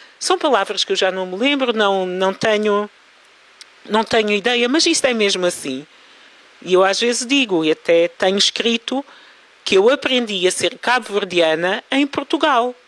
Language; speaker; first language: Portuguese; early bilingual, other home language; Kabuverdianu